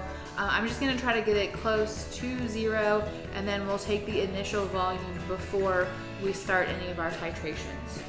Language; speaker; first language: English; native; English